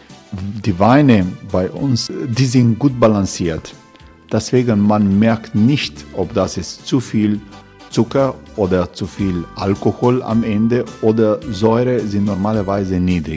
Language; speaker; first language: German; non-native, learner; Croatian